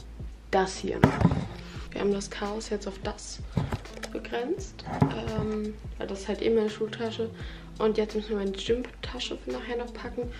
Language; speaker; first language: German; native; German